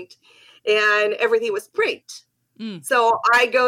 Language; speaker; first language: English; non-native, fluent; Portuguese